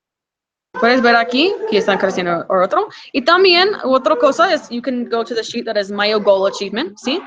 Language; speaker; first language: Spanish; non-native, fluent; English